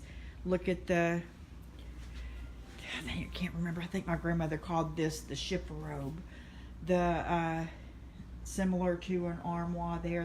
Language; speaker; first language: English; native; English